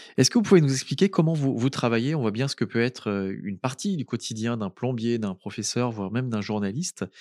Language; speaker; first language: French; native; French